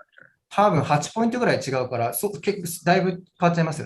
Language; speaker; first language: Japanese; native; Japanese